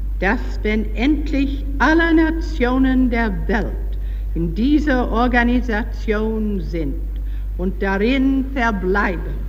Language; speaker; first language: German; non-native, learner; English